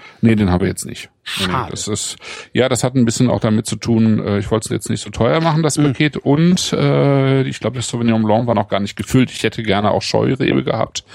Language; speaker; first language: German; native; German